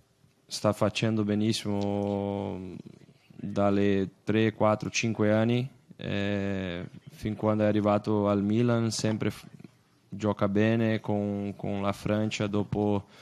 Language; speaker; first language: Italian; non-native, fluent; Portuguese